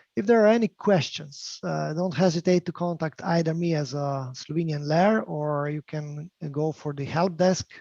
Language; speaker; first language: English; non-native, fluent; Slovenian